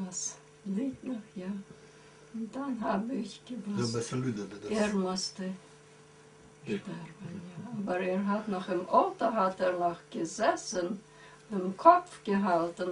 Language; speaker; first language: German; early bilingual, heritage; German